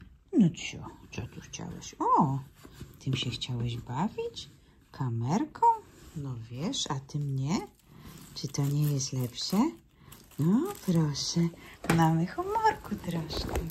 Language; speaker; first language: Polish; native; Polish